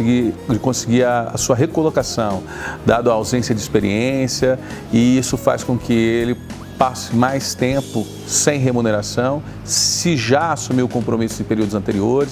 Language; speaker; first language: Portuguese; native; Portuguese